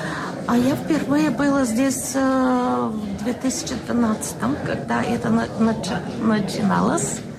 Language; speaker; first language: Russian; non-native, fluent; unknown